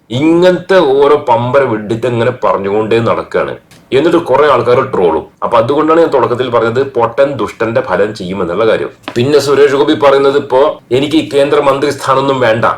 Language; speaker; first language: Malayalam; native; Malayalam